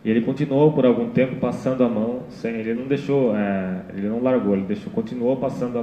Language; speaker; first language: Portuguese; native; Portuguese